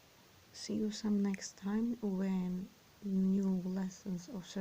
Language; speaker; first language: English; non-native, fluent; Serbian